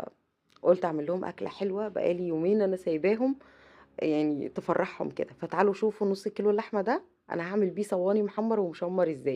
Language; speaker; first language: Arabic; native; Arabic